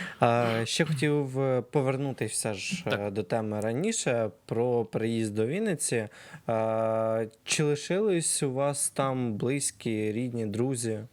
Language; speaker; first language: Ukrainian; native; Ukrainian